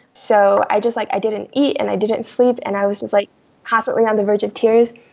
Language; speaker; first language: English; early bilingual, other home language; Chinese